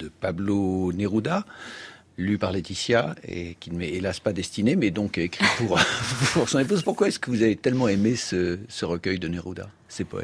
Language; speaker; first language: French; native; French